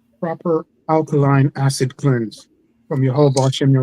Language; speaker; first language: English; native; English